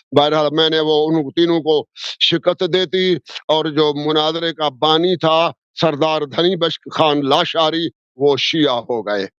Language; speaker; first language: Urdu; non-native, local second language; Sindhi